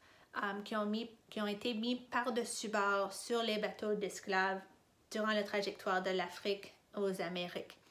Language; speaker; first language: French; non-native, fluent; English